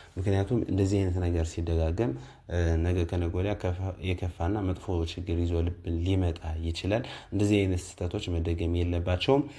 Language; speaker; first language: Amharic; native; Amharic